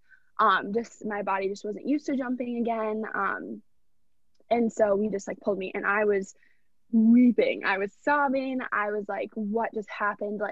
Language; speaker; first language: English; native; English